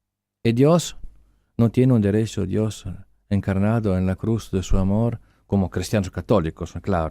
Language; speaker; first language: Spanish; non-native, fluent; Italian